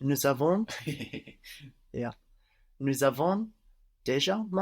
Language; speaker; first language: French; non-native, learner; English